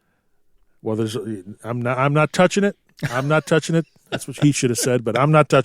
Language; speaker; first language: English; native; English